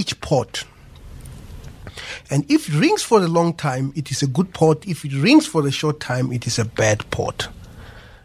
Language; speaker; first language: English; non-native, local second language; Venda